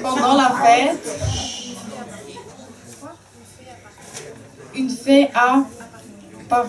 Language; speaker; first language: French; non-native, learner; Dutch